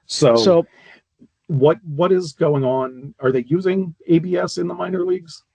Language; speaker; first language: English; native; English